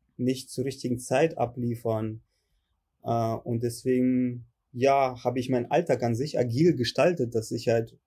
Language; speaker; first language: German; early bilingual, other home language; Russian